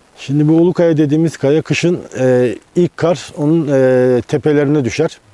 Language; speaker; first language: Turkish; native; Turkish